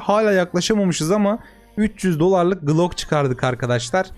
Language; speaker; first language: Turkish; native; Turkish